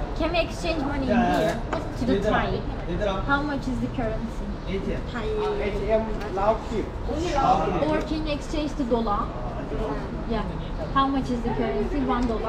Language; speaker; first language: English; non-native, learner; Turkish